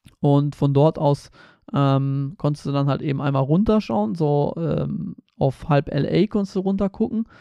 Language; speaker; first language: German; early bilingual, other home language; Polish